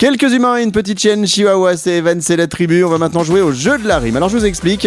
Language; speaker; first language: French; native; French